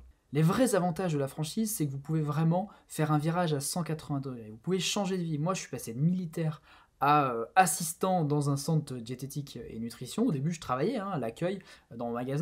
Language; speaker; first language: French; native; French